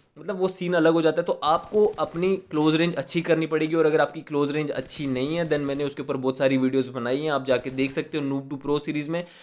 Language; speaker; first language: Hindi; native; Hindi